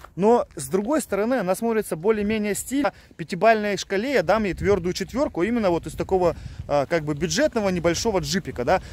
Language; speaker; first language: Russian; native; Russian